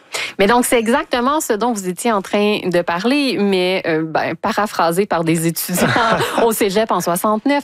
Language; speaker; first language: French; native; French